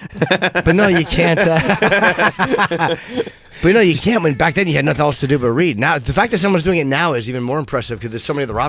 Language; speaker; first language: English; native; English